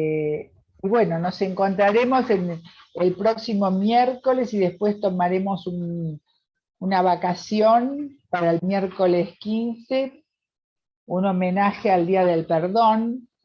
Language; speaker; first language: Spanish; native; Spanish